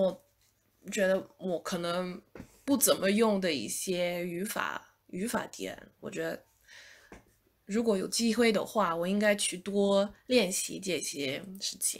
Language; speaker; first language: Chinese; non-native, fluent; English